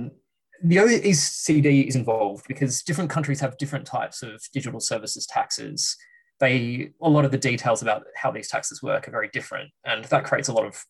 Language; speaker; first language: English; native; English